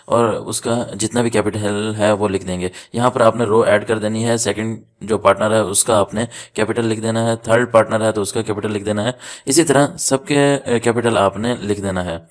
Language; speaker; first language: Urdu; native; Urdu